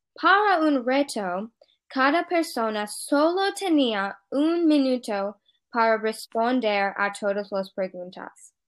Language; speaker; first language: Spanish; non-native, learner; English